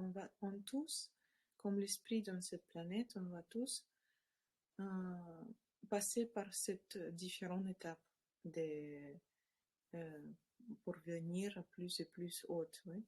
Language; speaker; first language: French; non-native, learner; Russian